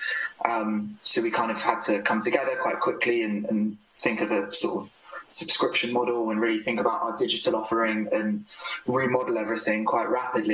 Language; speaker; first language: English; native; English